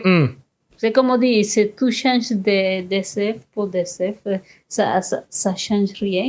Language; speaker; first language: French; non-native, fluent; Spanish